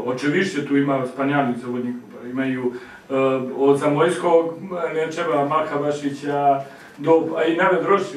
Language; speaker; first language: Polish; non-native, learner; Serbian